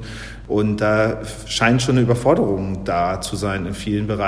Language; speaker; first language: German; native; German